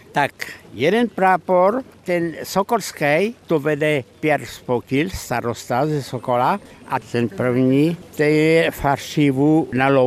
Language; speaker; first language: Czech; early bilingual, heritage; Czech